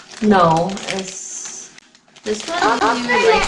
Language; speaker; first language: English; non-native, fluent; Korean